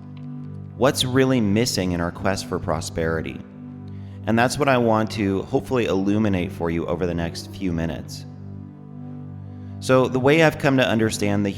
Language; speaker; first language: English; native; English